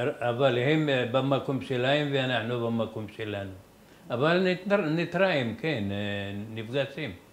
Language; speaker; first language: Hebrew; non-native, fluent; Arabic